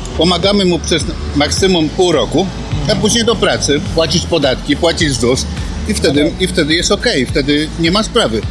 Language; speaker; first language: Polish; native; Polish